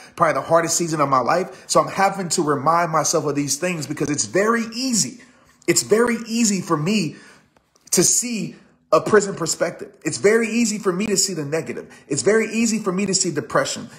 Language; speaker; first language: English; native; English